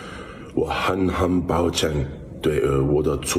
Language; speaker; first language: Chinese; non-native, learner; English